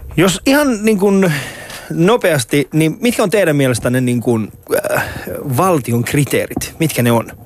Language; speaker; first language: Finnish; early bilingual, other home language; Persian